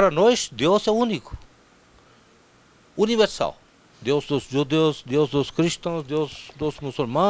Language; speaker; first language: Portuguese; non-native, fluent; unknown